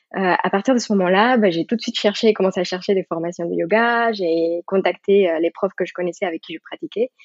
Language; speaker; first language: French; non-native, fluent; Spanish